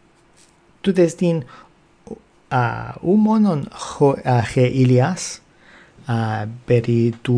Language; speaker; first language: Greek; non-native, fluent; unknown